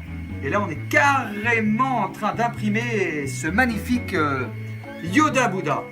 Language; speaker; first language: French; native; French